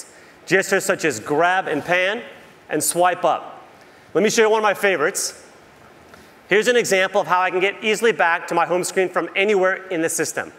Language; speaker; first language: English; native; English